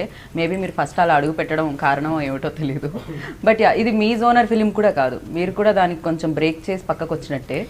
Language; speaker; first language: Telugu; native; Telugu